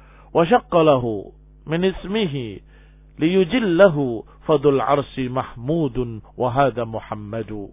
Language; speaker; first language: Arabic; non-native, fluent; Indonesian